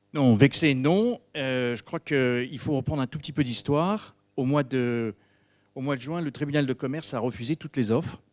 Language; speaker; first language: French; native; French